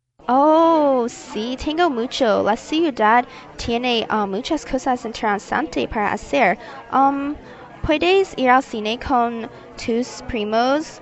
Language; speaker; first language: Spanish; non-native, learner; English